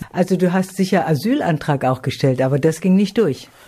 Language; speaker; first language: German; native; German